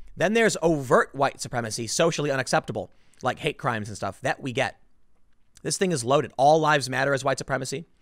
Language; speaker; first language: English; native; English